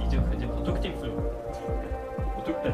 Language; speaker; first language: German; native; German